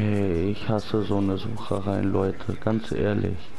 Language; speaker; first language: German; native; German